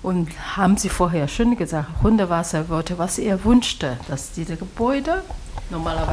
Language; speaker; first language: German; non-native, learner; Chinese